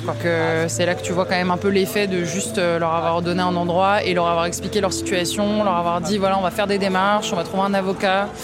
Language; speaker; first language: French; native; French